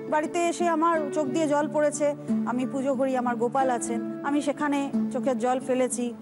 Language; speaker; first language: Bangla; native; Bangla